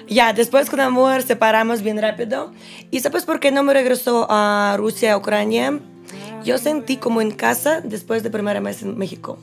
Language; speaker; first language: Spanish; non-native, learner; Russian